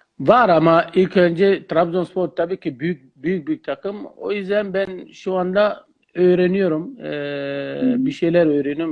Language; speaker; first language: Turkish; non-native, learner; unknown